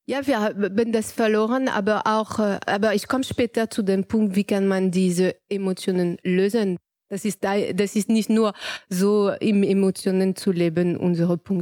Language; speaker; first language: German; non-native, fluent; French